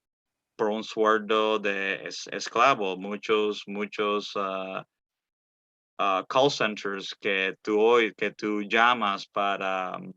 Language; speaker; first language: Spanish; early bilingual, heritage; Spanish